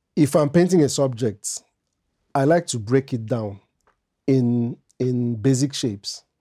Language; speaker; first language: English; non-native, local second language; Igbo